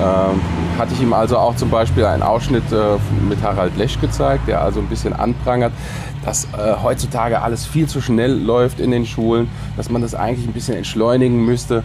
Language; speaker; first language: German; native; German